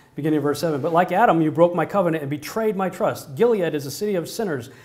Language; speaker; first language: English; native; English